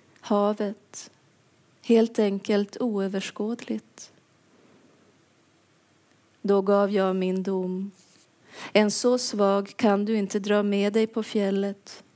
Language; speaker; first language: Swedish; native; Swedish